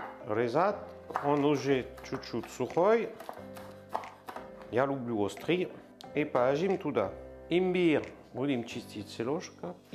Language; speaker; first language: Russian; non-native, learner; French